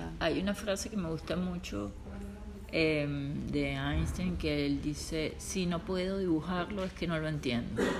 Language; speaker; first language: Spanish; native; Spanish